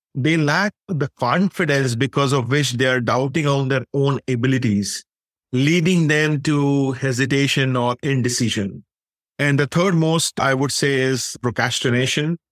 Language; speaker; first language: English; non-native, local second language; Hindi